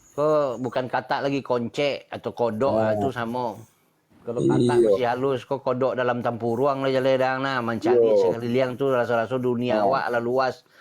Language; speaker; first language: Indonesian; non-native, local second language; Minangkabau